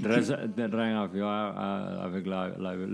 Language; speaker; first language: French; non-native, learner; Spanish